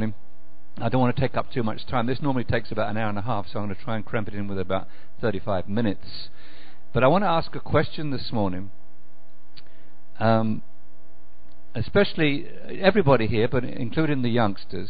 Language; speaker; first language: English; native; English